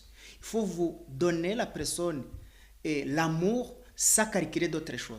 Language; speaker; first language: French; non-native, learner; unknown